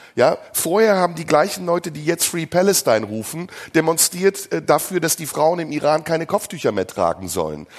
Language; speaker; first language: German; early bilingual, other home language; Turkish